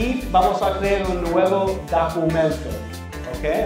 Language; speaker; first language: Spanish; non-native, learner; English